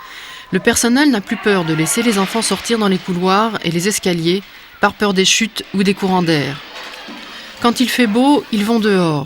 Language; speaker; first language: French; native; French